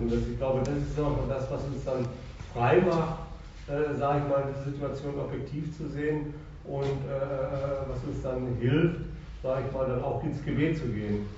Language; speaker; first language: German; native; German